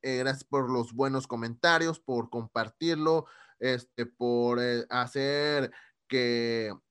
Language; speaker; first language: Spanish; native; Spanish